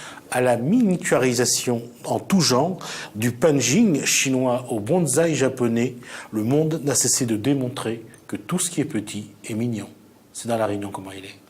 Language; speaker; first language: French; native; French